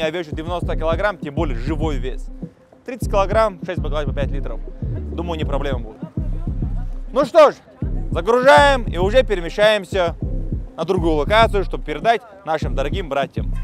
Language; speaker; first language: Russian; native; Russian